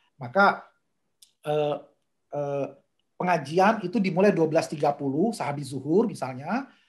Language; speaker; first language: Indonesian; native; Indonesian